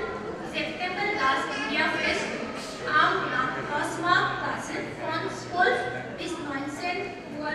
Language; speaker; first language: German; non-native, fluent; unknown